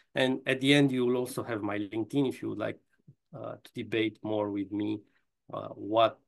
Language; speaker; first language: English; non-native, fluent; Romanian